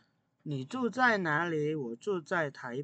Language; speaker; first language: Chinese; non-native, fluent; Indonesian